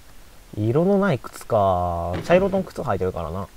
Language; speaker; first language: Japanese; native; Japanese